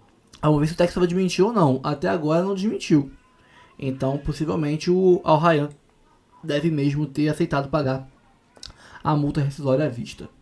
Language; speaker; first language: Portuguese; native; Portuguese